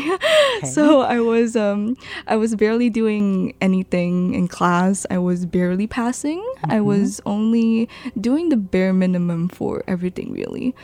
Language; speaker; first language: English; non-native, local second language; Chinese